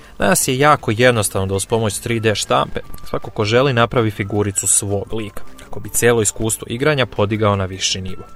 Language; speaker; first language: Serbian; native; Serbian